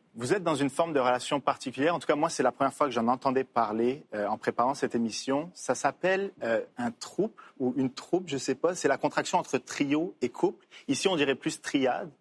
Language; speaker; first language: French; native; French